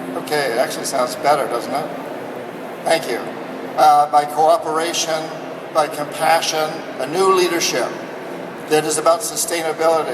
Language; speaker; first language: English; native; English